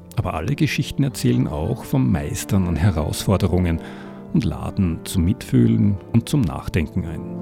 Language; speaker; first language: German; native; German